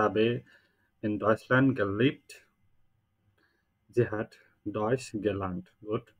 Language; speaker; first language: German; non-native, fluent; Bangla